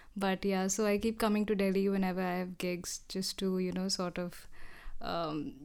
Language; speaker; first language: English; non-native, local second language; Hindi